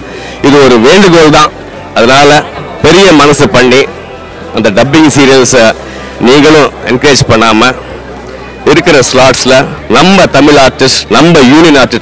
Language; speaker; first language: Tamil; non-native, local second language; Telugu